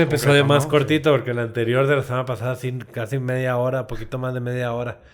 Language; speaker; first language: Spanish; native; Spanish